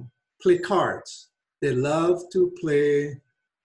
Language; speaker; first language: English; native; English